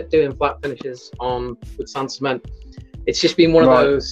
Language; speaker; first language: English; native; English